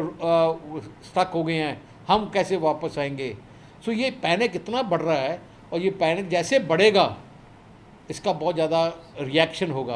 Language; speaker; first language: Hindi; non-native, local second language; Punjabi